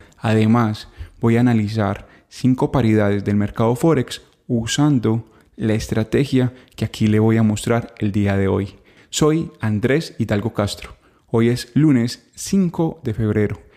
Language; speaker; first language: Spanish; native; Spanish